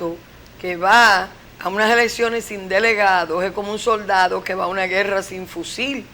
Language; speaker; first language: Spanish; native; Spanish